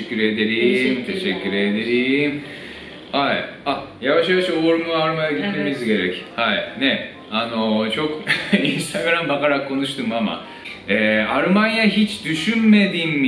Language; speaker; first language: Turkish; non-native, fluent; Japanese